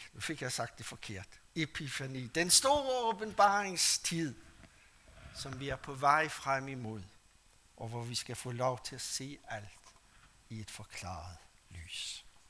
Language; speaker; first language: Danish; native; Danish